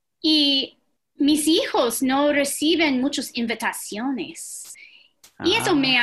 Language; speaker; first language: Spanish; non-native, fluent; English